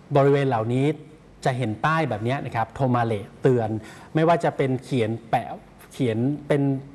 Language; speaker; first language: Thai; native; Thai